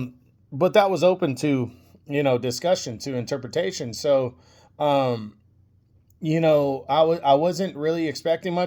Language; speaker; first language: English; native; English